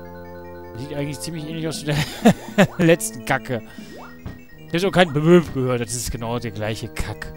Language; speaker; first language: German; native; German